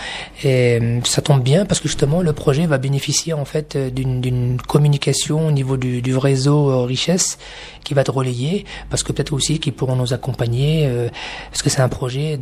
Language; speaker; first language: French; native; French